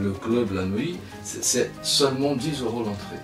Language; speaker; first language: French; non-native, fluent; Spanish